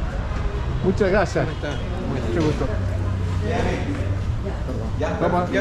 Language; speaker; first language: Spanish; non-native, learner; Portuguese